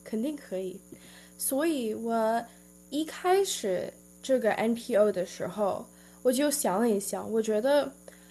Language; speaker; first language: Chinese; early bilingual, heritage; Chinese